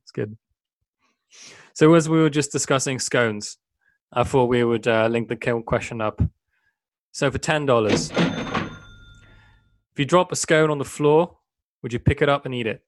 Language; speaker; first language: English; native; English